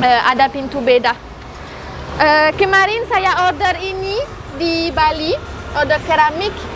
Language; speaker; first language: Indonesian; non-native, learner; French